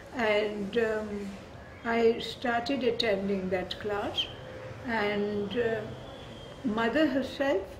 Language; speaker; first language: English; non-native, local second language; Bangla